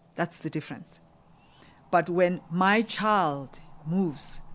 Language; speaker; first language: English; non-native, local second language; Xhosa